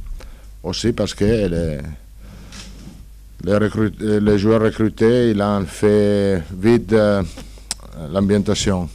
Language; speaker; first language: French; non-native, learner; Italian